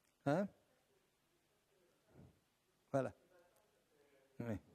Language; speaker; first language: French; native; French